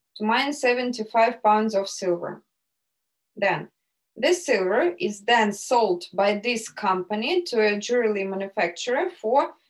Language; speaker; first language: English; non-native, fluent; Russian